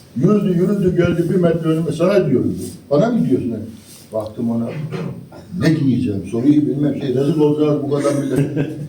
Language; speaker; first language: Turkish; native; Turkish